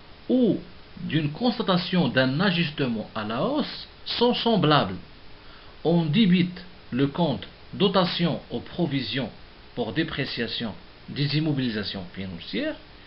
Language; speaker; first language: French; non-native, local second language; Arabic